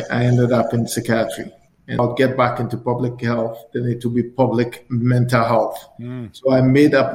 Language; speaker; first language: English; non-native, local second language; Akan